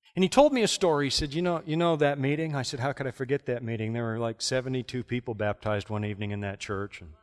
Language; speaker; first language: English; native; English